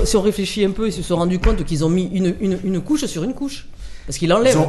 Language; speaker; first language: French; native; French